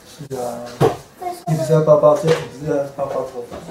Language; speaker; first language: Chinese; native; Chinese